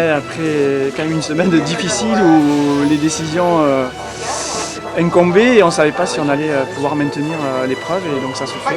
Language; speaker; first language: French; native; French